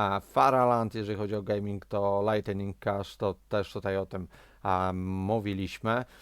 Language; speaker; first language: Polish; native; Polish